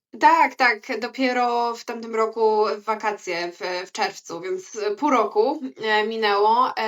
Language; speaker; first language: Polish; early bilingual, heritage; Polish